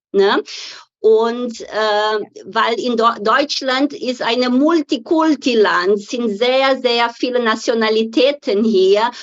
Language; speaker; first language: German; non-native, fluent; Portuguese